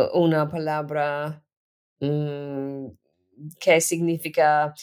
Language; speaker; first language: Spanish; non-native, learner; English